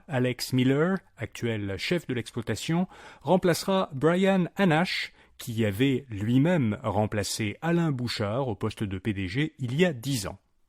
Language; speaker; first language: French; native; French